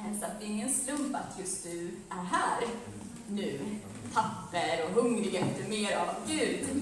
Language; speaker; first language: Swedish; early bilingual, other home language; Amharic